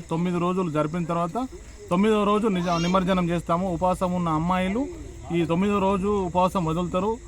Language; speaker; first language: Telugu; non-native, local second language; Lambadi